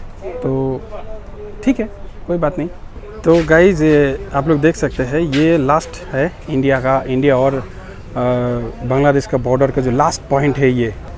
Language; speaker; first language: Hindi; non-native, local second language; Bangla